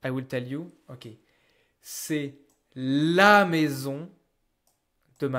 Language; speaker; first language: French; non-native, fluent; English